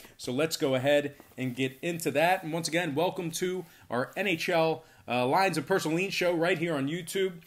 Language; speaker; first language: English; native; English